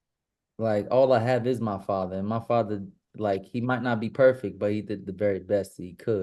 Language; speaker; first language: English; native; English